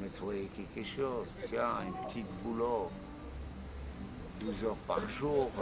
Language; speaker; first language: French; non-native, learner; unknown